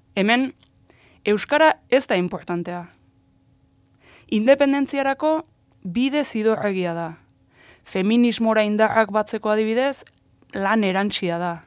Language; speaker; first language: Basque; native; Basque